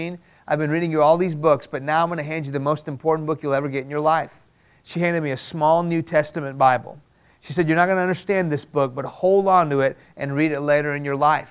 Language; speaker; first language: English; early bilingual, other home language; Persian